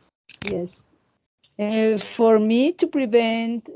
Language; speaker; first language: English; non-native, learner; Spanish